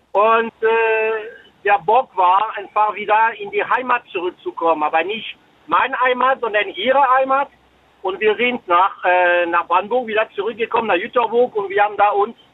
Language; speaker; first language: German; non-native, fluent; French